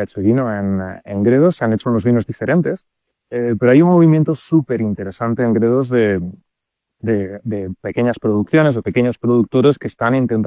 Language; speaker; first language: Spanish; native; Spanish